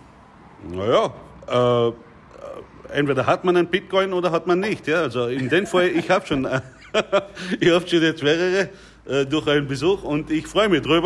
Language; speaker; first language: German; non-native, fluent; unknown